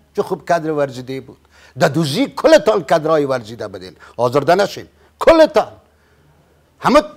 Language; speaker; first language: Persian; native; Persian